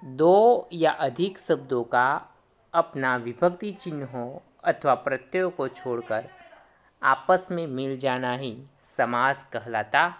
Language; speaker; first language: Hindi; non-native, local second language; Gujarati